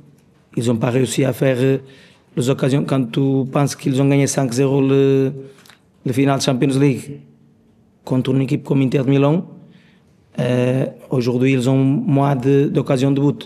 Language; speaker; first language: French; non-native, learner; Portuguese